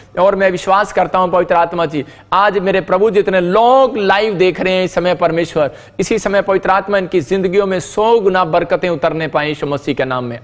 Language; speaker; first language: Hindi; non-native, local second language; Punjabi